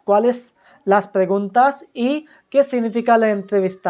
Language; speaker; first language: Spanish; non-native, fluent; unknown